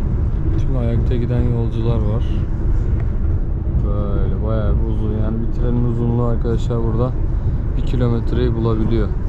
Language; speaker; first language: Turkish; native; Turkish